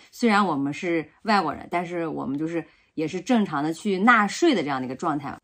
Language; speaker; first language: Chinese; native; Chinese